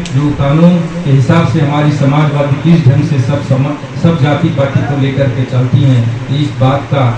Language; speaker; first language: Hindi; non-native, local second language; Marathi